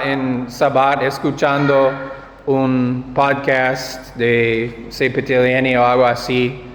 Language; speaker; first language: Spanish; non-native, fluent; English